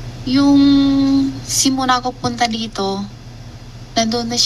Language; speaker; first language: Filipino; non-native, learner; Chinese